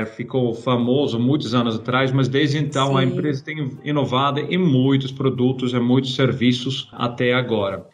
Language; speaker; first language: Portuguese; non-native, fluent; Dutch